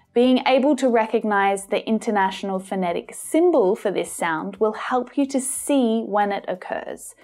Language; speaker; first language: English; native; English